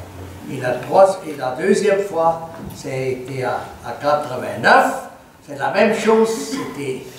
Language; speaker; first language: French; non-native, fluent; German